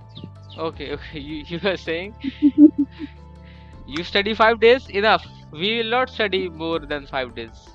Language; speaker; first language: English; non-native, local second language; Hindi